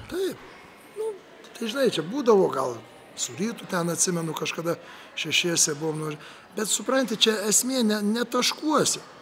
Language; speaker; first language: Lithuanian; native; Lithuanian